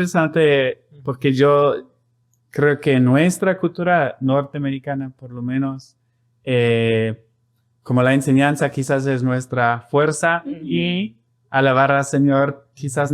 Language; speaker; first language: Spanish; non-native, fluent; English